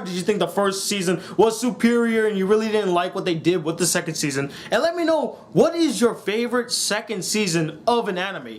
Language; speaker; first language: English; native; English